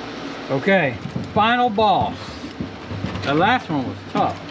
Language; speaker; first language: English; native; English